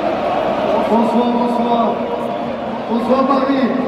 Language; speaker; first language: French; non-native, fluent; Arabic